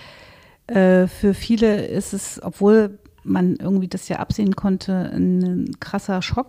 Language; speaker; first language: German; native; German